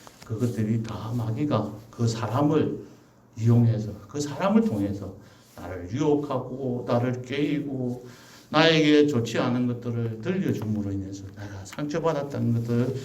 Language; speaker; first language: Korean; native; Korean